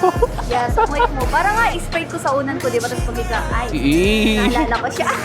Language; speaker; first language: Filipino; non-native, local second language; Cebuano